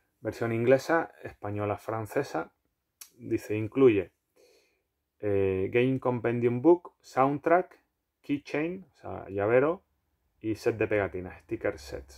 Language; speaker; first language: Spanish; native; Spanish